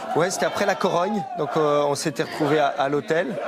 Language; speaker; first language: French; native; French